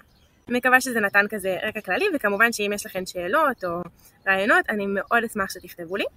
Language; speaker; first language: Hebrew; native; Hebrew